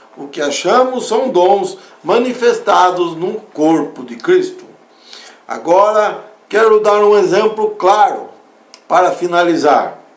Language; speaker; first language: Portuguese; native; Portuguese